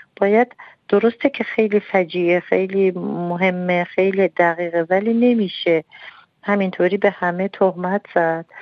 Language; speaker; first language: Persian; non-native, local second language; Armenian